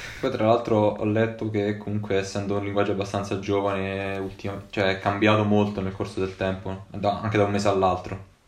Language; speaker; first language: Italian; native; Italian